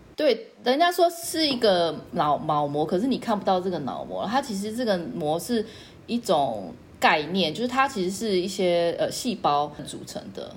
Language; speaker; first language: Chinese; native; Chinese